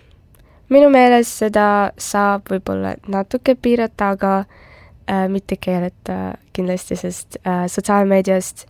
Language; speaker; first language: Estonian; non-native, local second language; Russian